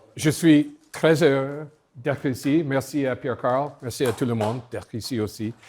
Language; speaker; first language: French; non-native, learner; English